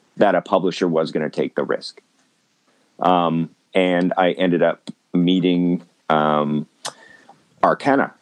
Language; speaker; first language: English; native; English